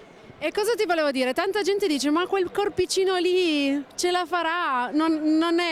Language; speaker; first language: Italian; native; Italian